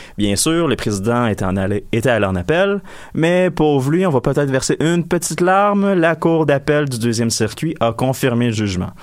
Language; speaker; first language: French; native; French